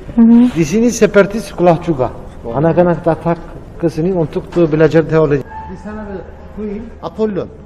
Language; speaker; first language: Indonesian; non-native, learner; Turkish